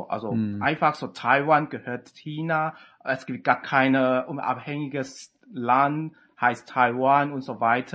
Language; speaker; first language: German; non-native, fluent; Chinese